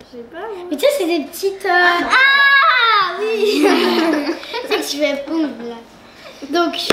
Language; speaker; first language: French; native; French